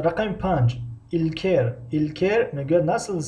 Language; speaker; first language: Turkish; non-native, fluent; Tajik